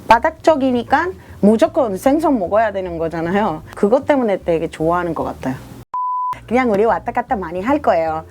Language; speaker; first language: Korean; non-native, fluent; Spanish